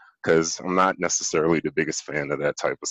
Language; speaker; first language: English; native; English